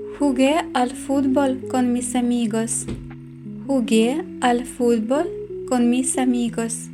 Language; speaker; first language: Spanish; non-native, fluent; Ukrainian